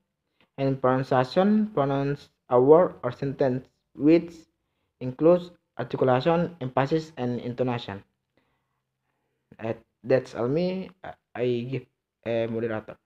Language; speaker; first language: English; non-native, learner; Indonesian